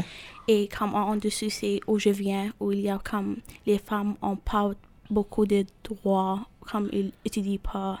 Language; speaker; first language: French; non-native, fluent; Arabic